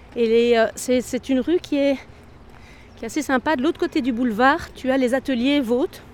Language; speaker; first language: French; native; French